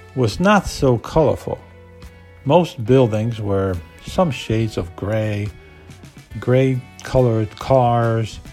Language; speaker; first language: English; non-native, fluent; Polish